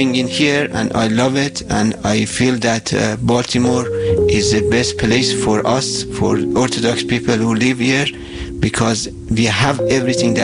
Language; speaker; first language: English; non-native, fluent; Persian